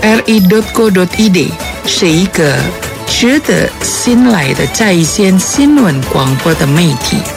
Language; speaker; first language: Chinese; early bilingual, heritage; Chinese